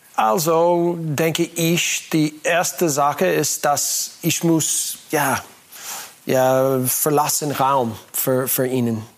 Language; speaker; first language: German; non-native, learner; English